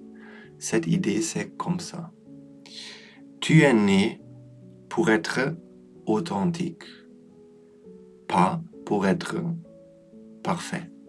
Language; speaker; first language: French; non-native, learner; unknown